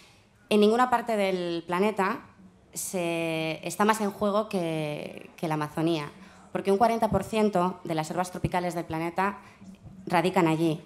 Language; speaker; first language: Spanish; native; Spanish